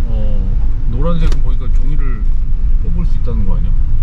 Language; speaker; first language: Korean; native; Korean